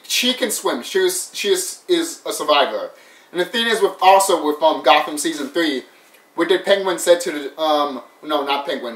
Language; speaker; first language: English; native; English